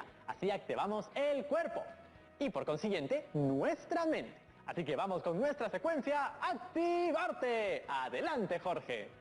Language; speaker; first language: Spanish; native; Spanish